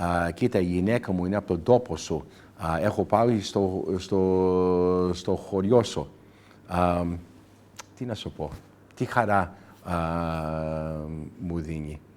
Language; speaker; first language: Greek; early bilingual, heritage; English